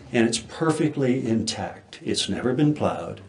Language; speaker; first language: English; native; English